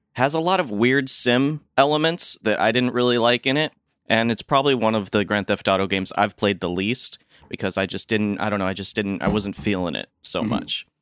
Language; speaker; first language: English; native; English